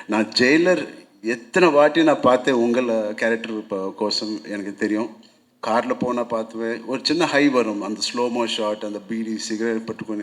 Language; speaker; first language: Tamil; non-native, local second language; Telugu